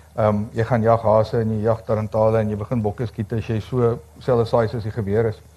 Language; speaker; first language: Afrikaans; native; Afrikaans